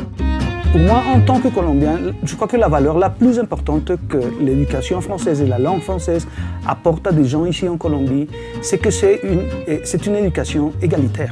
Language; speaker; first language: French; non-native, fluent; Spanish